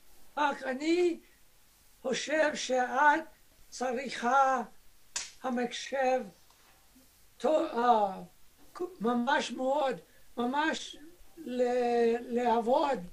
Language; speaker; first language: Hebrew; non-native, learner; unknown